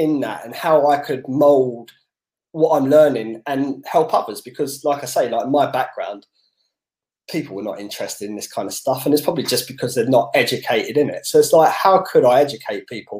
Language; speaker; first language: English; native; English